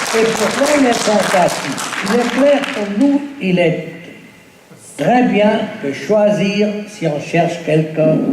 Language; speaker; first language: French; non-native, fluent; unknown